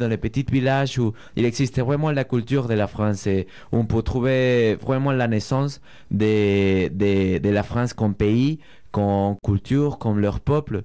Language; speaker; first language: French; non-native, fluent; Spanish